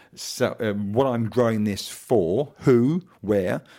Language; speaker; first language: English; native; English